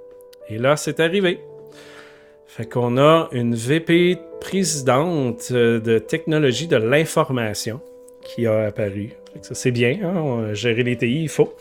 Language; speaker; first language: French; native; French